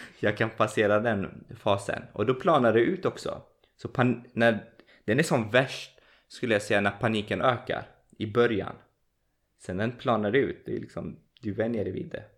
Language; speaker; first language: Swedish; early bilingual, other home language; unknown